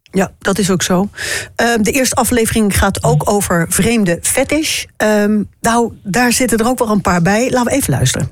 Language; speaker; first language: Dutch; native; Dutch